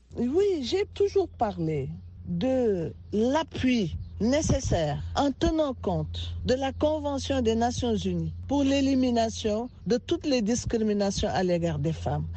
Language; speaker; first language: French; non-native, local second language; Wolof